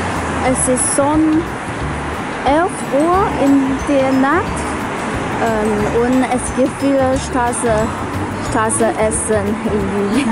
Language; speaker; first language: German; non-native, learner; Chinese